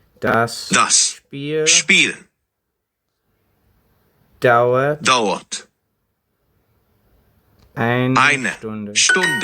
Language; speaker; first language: German; non-native, learner; English